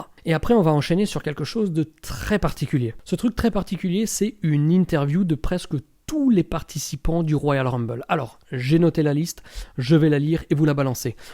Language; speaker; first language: French; native; French